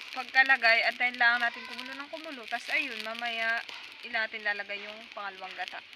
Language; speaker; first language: Filipino; native; Filipino